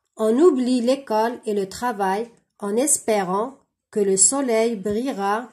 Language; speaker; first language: French; non-native, local second language; Arabic